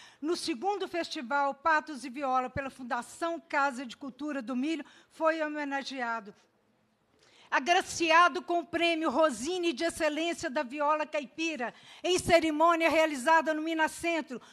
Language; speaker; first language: Portuguese; native; Portuguese